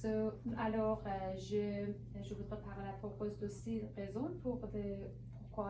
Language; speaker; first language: French; non-native, learner; Persian